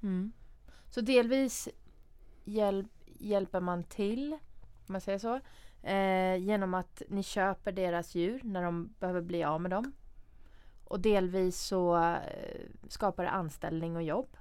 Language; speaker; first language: Swedish; early bilingual, other home language; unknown